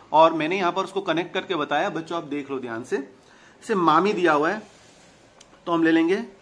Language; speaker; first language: Hindi; non-native, local second language; Gujarati